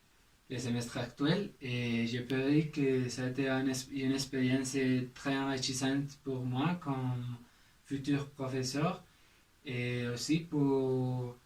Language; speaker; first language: French; non-native, learner; Spanish